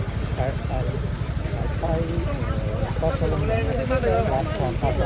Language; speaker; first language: English; non-native, learner; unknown